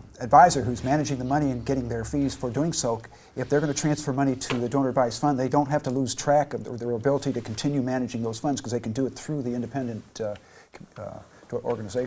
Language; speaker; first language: English; native; English